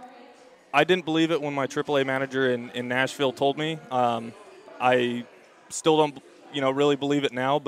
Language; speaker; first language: English; native; English